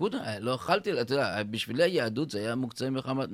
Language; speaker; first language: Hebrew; native; Hebrew